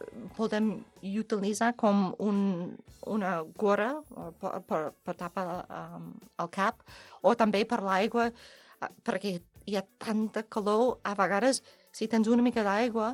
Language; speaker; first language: Catalan; non-native, learner; English